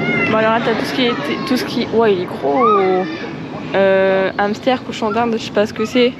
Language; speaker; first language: French; native; French